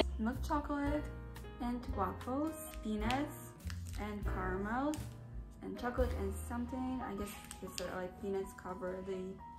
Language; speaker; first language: English; non-native, learner; Russian